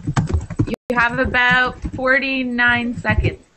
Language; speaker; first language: English; native; English